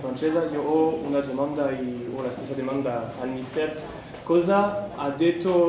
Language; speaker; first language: Italian; non-native, learner; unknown